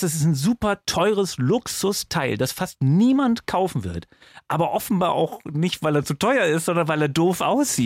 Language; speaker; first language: German; native; German